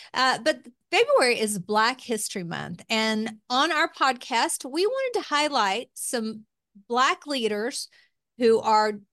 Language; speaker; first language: English; native; English